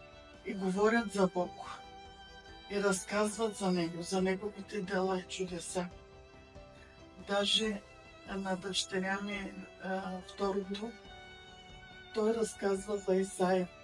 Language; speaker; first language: Bulgarian; non-native, local second language; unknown